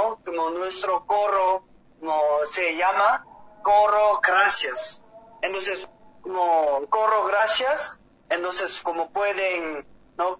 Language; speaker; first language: Spanish; non-native, learner; Korean